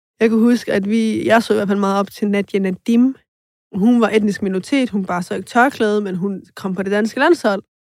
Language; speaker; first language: Danish; early bilingual, other home language; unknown